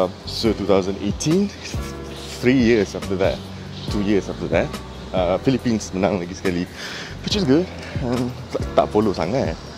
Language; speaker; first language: English; non-native, local second language; Malay